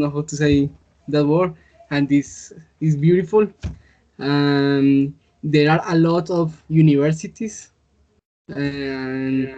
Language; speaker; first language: English; non-native, learner; Spanish